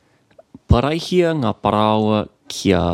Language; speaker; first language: Māori; non-native, local second language; English